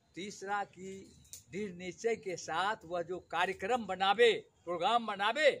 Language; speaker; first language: Hindi; native; Hindi